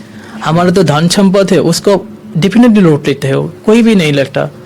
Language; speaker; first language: Hindi; non-native, learner; Bangla